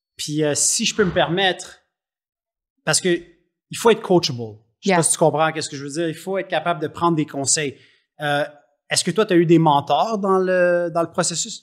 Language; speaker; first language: French; native; French